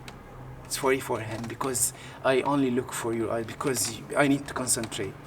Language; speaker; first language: English; non-native, learner; Arabic